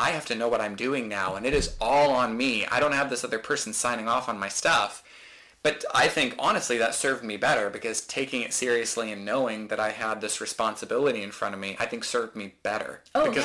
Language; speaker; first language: English; native; English